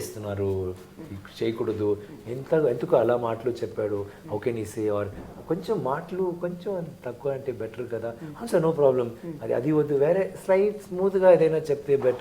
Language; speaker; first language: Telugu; non-native, learner; Tamil